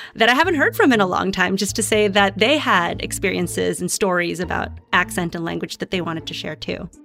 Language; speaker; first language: English; non-native, local second language; Filipino